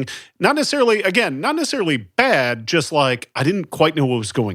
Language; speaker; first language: English; native; English